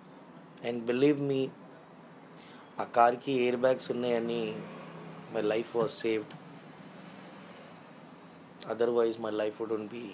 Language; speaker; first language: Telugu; non-native, local second language; Urdu